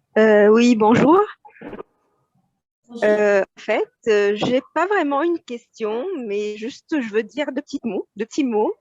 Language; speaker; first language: French; non-native, fluent; Arabic